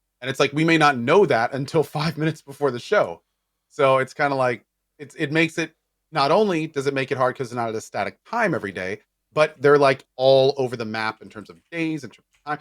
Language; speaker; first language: English; native; English